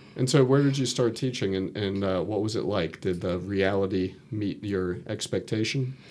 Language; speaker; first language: English; native; English